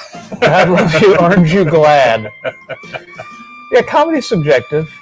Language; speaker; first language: English; native; English